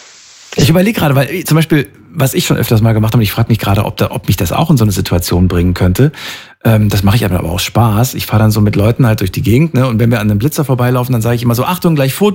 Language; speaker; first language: German; native; German